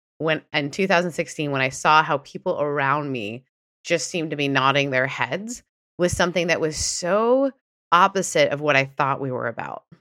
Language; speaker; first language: English; native; English